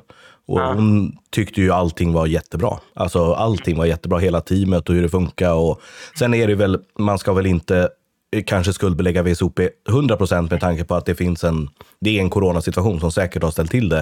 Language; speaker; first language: Swedish; native; Swedish